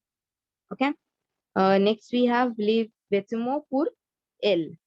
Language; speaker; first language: French; non-native, learner; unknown